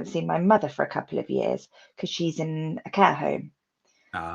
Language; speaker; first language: English; native; English